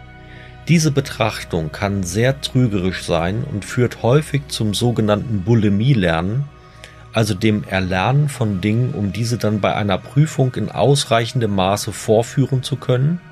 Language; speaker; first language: German; native; German